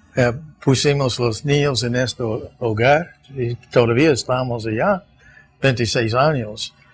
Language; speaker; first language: Spanish; non-native, fluent; English